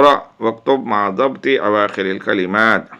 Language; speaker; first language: Arabic; non-native, fluent; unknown